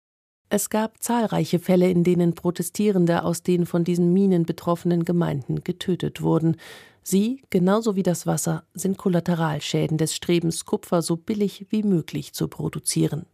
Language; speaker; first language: German; native; German